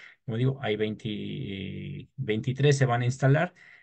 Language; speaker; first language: Spanish; native; Spanish